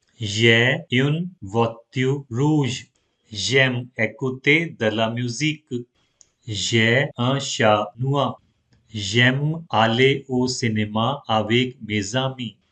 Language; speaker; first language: French; non-native, fluent; Hindi